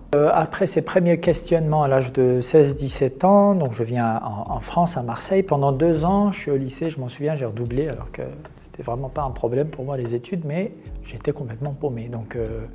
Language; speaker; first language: French; non-native, local second language; Arabic